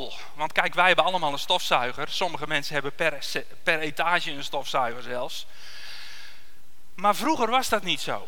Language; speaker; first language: Dutch; native; Dutch